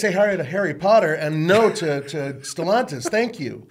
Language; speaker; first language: English; native; English